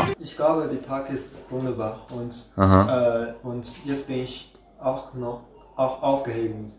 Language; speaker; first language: German; non-native, fluent; Chinese